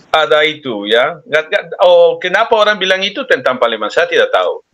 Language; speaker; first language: Indonesian; non-native, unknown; Spanish